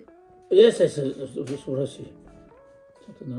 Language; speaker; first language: Japanese; native; Japanese